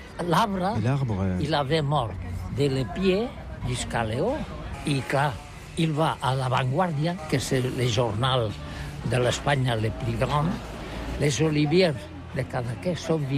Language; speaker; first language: French; non-native, learner; Catalan